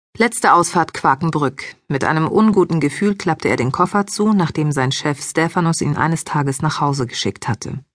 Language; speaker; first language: German; early bilingual, other home language; Greek